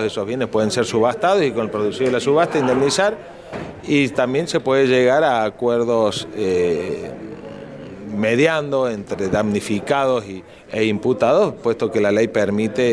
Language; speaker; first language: Spanish; native; Spanish